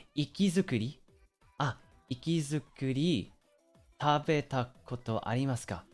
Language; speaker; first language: Japanese; early bilingual, other home language; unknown